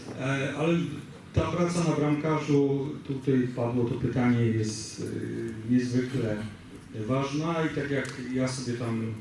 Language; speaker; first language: Polish; native; Polish